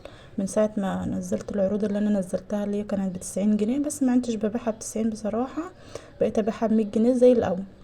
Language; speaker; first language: Arabic; native; Arabic